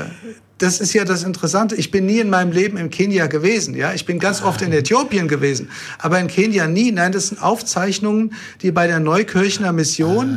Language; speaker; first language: German; native; German